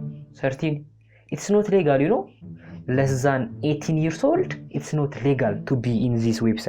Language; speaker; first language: English; non-native, learner; Amharic